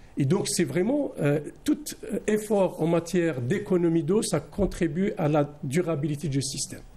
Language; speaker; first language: French; non-native, local second language; Arabic